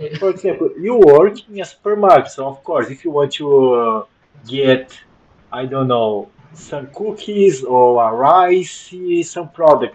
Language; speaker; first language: English; non-native, fluent; Portuguese